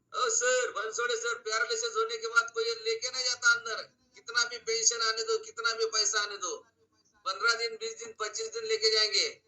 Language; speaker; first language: Hindi; non-native, local second language; Marathi